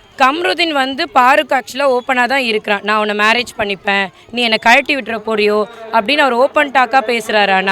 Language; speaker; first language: Tamil; native; Tamil